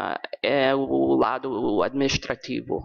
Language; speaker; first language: Portuguese; non-native, fluent; English